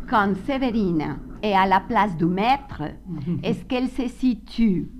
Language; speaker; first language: French; non-native, fluent; Spanish